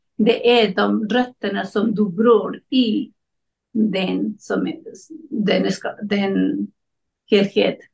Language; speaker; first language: Swedish; non-native, learner; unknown